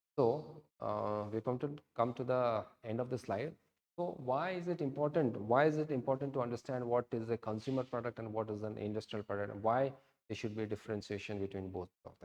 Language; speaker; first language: English; non-native, local second language; Odia